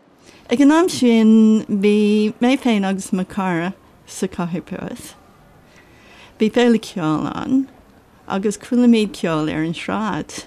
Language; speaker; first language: Irish; non-native, learner; English